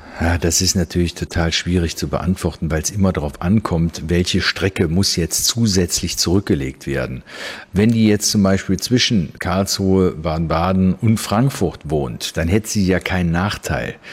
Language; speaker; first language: German; native; German